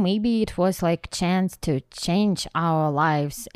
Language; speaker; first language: English; non-native, learner; Ukrainian